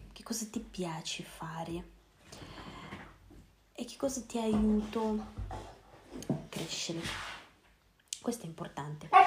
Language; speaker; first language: Italian; non-native, learner; Russian